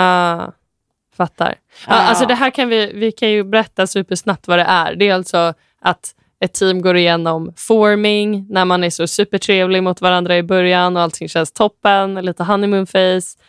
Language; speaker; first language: Swedish; native; Swedish